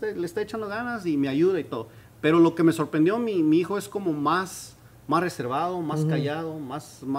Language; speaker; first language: Spanish; non-native, local second language; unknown